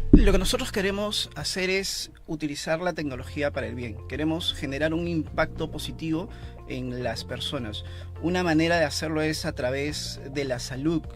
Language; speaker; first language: Spanish; native; Spanish